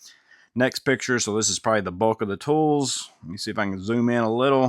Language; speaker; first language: English; native; English